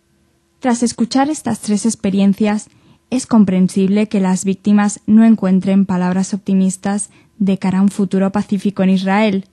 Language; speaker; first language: Spanish; native; Spanish